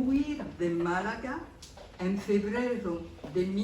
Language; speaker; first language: Spanish; early bilingual, heritage; Spanish